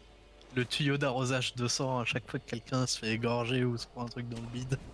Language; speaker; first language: French; native; French